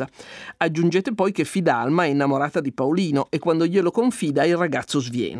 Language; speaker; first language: Italian; native; Italian